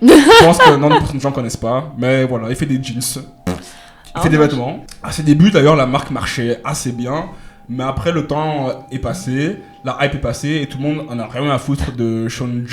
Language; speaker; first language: French; native; French